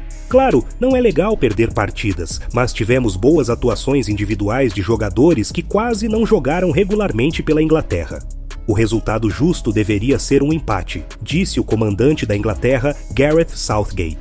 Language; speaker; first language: Portuguese; native; Portuguese